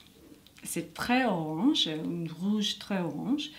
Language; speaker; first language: French; non-native, learner; English